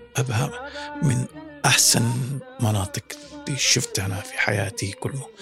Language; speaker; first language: Arabic; early bilingual, other home language; Indonesian